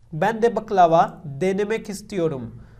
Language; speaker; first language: Turkish; non-native, learner; Urdu